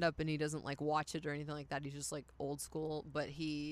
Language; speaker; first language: English; native; English